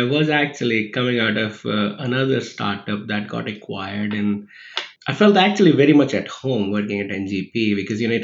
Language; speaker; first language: English; non-native, local second language; Hindi